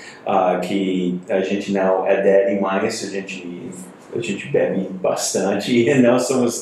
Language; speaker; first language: Portuguese; non-native, fluent; English